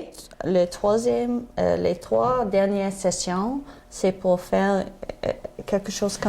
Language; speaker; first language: French; non-native, learner; English